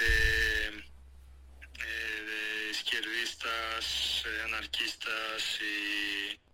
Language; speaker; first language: Spanish; non-native, fluent; Greek